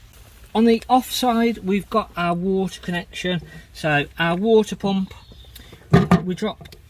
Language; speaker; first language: English; native; English